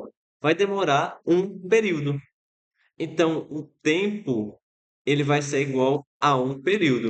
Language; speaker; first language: Portuguese; native; Portuguese